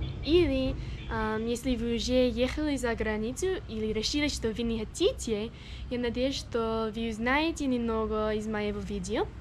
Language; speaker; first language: Russian; non-native, learner; English